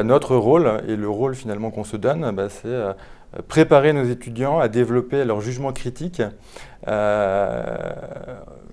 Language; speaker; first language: French; native; French